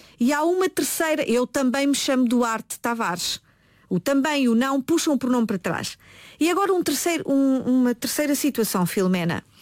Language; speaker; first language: Portuguese; native; Portuguese